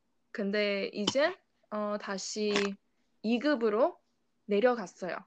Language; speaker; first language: Korean; non-native, fluent; English